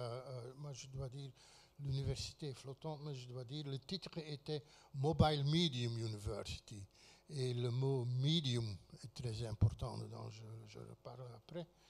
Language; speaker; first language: French; non-native, fluent; Dutch